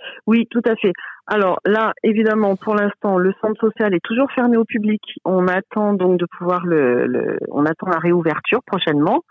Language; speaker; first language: French; native; French